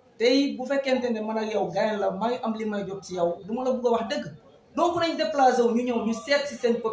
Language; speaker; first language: Wolof; non-native, local second language; Fula